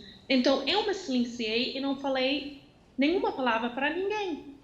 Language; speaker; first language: Portuguese; non-native, fluent; Dutch